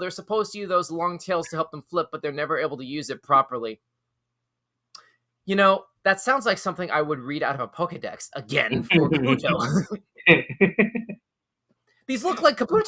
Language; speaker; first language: English; native; English